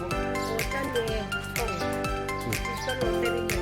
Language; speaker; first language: Korean; non-native, learner; Thai